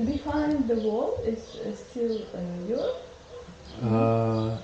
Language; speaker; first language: English; non-native, learner; Russian